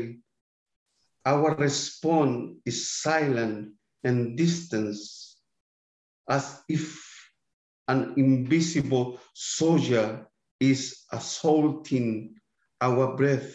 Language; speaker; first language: English; non-native, fluent; Spanish